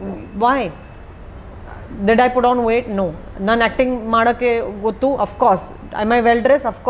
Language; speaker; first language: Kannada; non-native, local second language; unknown